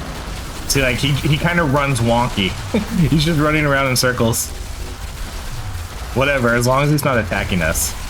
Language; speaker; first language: English; native; English